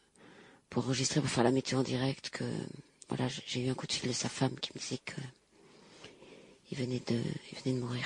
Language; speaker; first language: French; native; French